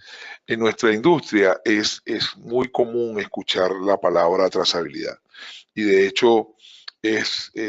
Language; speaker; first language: Spanish; native; Spanish